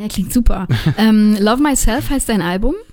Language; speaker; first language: German; native; German